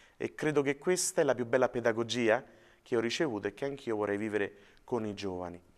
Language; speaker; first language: Italian; native; Italian